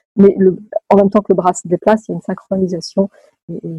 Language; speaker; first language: French; native; French